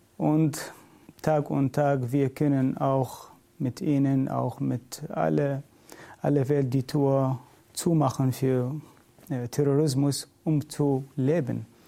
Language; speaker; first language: German; non-native, learner; Syriac